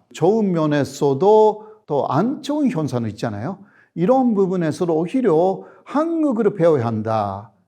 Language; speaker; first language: Korean; non-native, fluent; Japanese